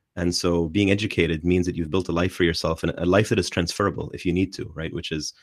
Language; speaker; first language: English; non-native, fluent; Arabic